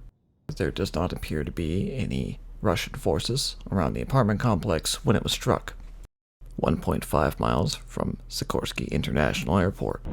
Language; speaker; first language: English; native; English